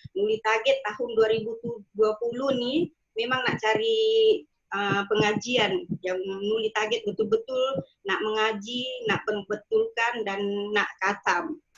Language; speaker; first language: Malay; native; Malay